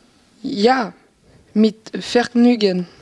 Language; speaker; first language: German; non-native, learner; French